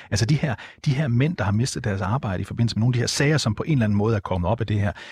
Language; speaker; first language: Danish; native; Danish